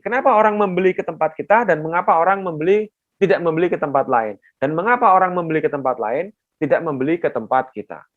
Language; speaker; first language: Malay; non-native, local second language; Javanese